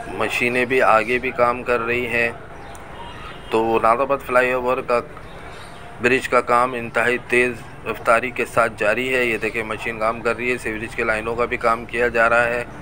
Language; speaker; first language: Urdu; native; Urdu